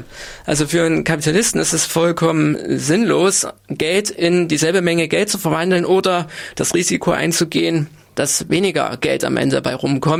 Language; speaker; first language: German; native; German